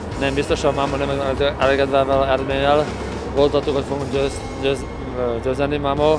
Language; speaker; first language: Hungarian; non-native, learner; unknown